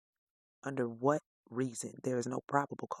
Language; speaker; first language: English; native; English